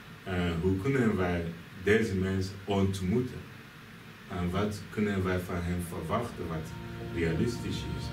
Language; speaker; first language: Dutch; non-native, fluent; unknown